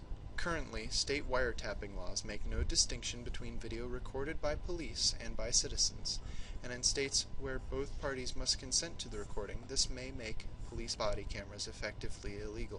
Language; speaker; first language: English; native; English